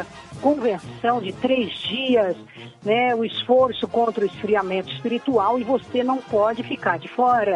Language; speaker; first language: Portuguese; native; Portuguese